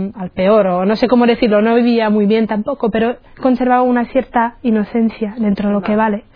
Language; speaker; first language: Spanish; non-native, fluent; Czech